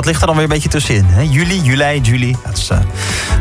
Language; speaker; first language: Dutch; native; Dutch